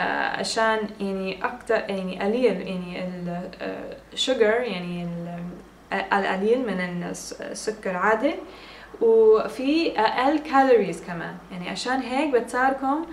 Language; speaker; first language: Arabic; early bilingual, heritage; English